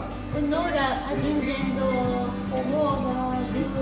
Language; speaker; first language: Italian; non-native, learner; Japanese